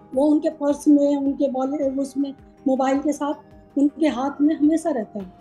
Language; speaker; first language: Hindi; native; Hindi